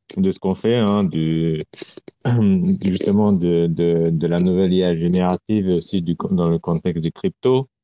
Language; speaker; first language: French; non-native, fluent; Romanian